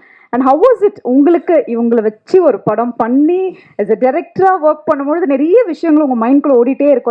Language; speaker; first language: Tamil; native; Tamil